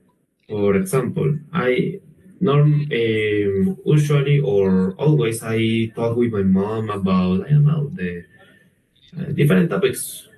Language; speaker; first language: English; non-native, learner; Spanish